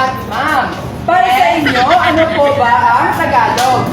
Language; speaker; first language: Filipino; non-native, local second language; Hiligaynon